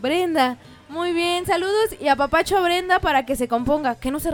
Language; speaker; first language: Spanish; native; Spanish